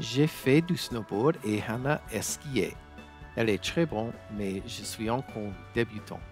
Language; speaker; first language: French; non-native, learner; English